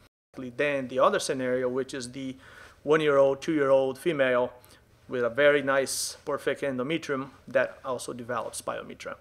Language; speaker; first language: English; non-native, fluent; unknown